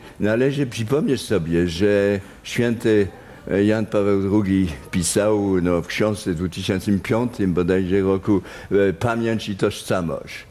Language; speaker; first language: Polish; non-native, fluent; French